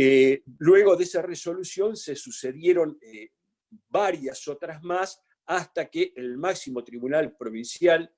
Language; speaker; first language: Spanish; native; Spanish